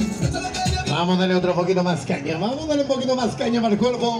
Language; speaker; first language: Spanish; native; Spanish